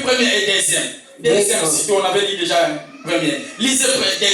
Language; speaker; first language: French; non-native, local second language; Lingala